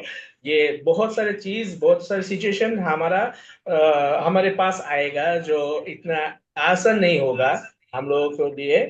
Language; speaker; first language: Hindi; non-native, fluent; Bangla